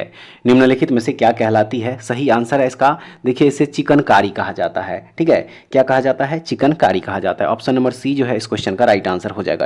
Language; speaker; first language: Hindi; native; Hindi